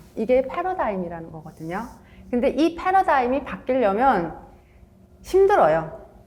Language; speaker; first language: Korean; native; Korean